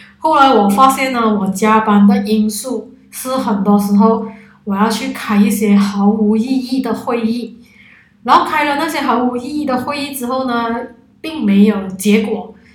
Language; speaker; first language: Chinese; non-native, local second language; Cantonese